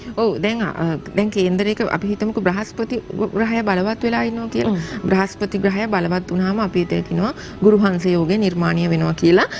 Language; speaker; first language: Sinhala; native; Sinhala